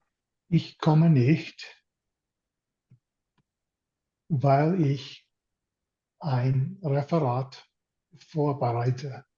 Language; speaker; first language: German; non-native, learner; English